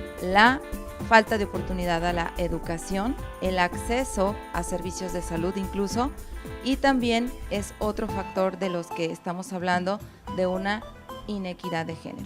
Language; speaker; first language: Spanish; native; Spanish